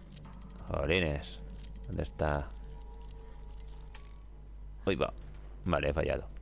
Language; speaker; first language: Spanish; native; Spanish